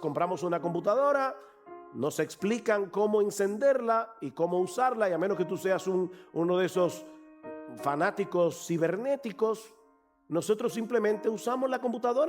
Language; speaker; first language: Spanish; native; Spanish